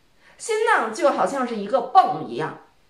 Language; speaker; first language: Chinese; native; Chinese